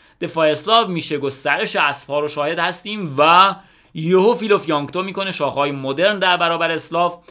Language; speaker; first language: Persian; native; Persian